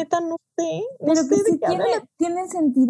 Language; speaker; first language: Spanish; native; Spanish